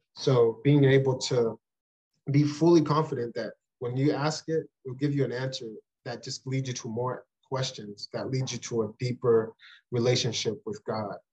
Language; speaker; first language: English; early bilingual, other home language; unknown